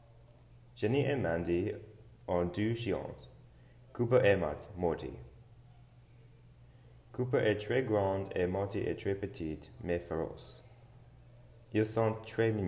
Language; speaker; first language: French; non-native, learner; English